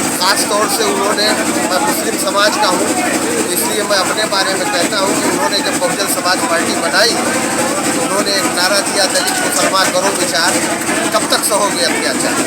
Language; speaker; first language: Hindi; native; Hindi